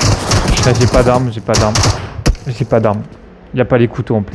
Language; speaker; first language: French; native; French